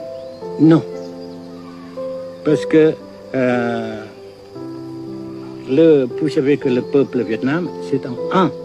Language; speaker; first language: French; non-native, local second language; Vietnamese